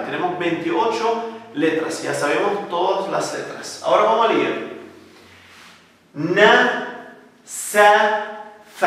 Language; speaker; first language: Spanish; non-native, fluent; Arabic